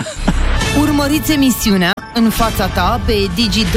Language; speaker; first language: Romanian; native; Romanian